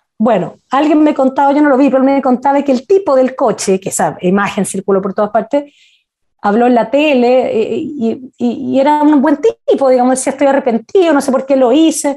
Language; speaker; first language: Spanish; native; Spanish